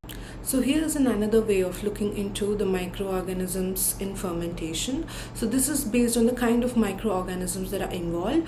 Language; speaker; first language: English; non-native, local second language; Tamil